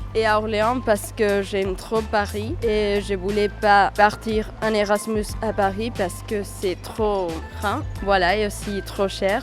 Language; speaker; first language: French; non-native, fluent; Spanish